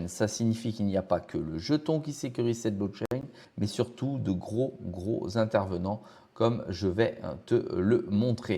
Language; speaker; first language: French; native; French